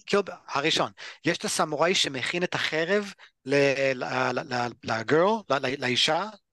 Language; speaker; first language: Hebrew; early bilingual, other home language; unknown